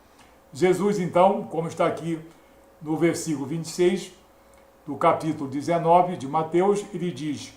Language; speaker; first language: Portuguese; native; Portuguese